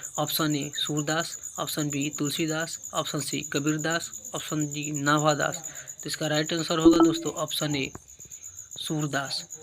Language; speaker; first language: Hindi; native; Hindi